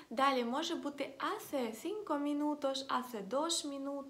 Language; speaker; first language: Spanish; non-native, fluent; Ukrainian